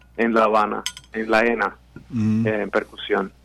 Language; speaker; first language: Spanish; non-native, fluent; Swedish